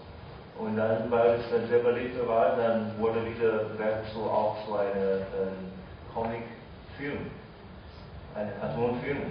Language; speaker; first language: German; non-native, fluent; Chinese